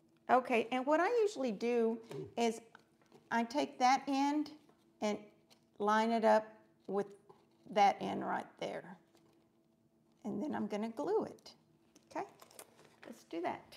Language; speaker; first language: English; early bilingual, other home language; Spanish